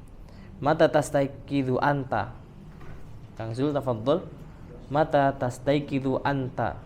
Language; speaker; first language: Arabic; non-native, learner; Indonesian